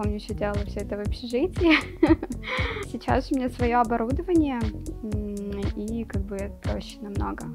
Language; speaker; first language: Russian; native; Russian